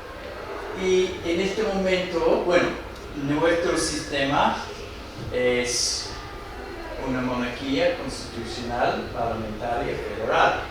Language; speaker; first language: Spanish; non-native, fluent; English